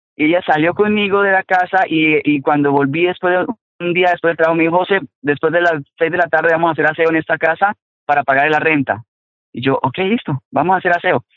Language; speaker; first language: Spanish; native; Spanish